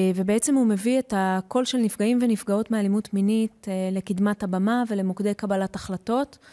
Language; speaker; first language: Hebrew; early bilingual, heritage; Hebrew